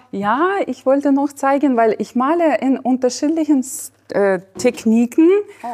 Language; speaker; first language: German; non-native, fluent; Ukrainian